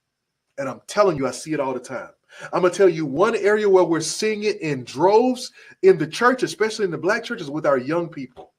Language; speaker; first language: English; native; English